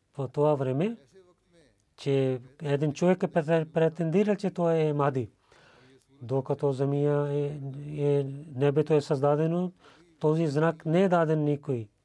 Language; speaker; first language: Bulgarian; non-native, learner; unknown